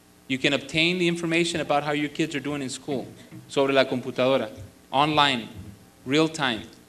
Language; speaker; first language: English; early bilingual, other home language; Spanish